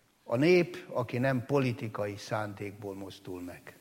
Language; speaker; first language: Hungarian; native; Hungarian